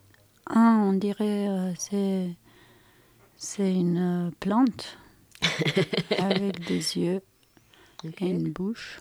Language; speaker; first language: French; non-native, fluent; Romanian